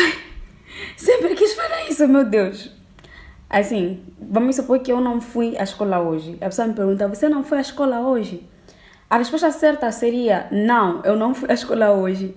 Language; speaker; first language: Portuguese; native; Portuguese